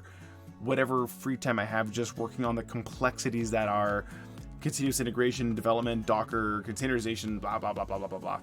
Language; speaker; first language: English; native; English